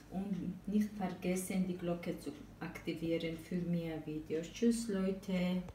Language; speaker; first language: German; non-native, fluent; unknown